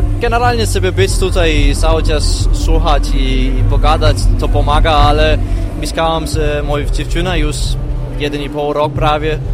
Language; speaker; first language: Polish; non-native, learner; Danish